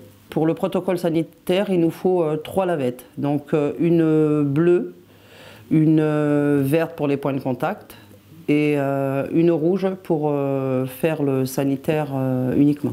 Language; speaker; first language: French; native; French